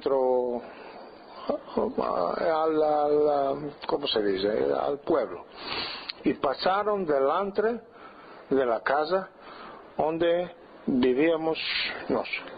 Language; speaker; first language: Spanish; non-native, fluent; Greek